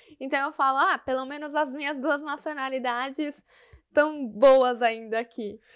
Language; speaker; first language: Portuguese; native; Portuguese